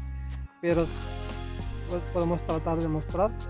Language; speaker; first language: Spanish; non-native, learner; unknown